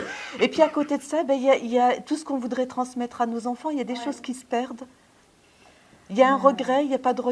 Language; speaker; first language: French; native; French